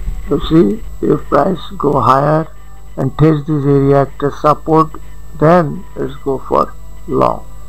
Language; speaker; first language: English; non-native, local second language; Bangla